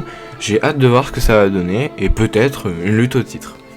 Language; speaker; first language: French; native; French